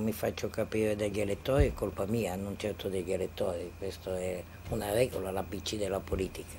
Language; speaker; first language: Italian; native; Italian